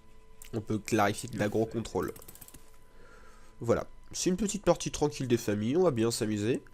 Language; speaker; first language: French; native; French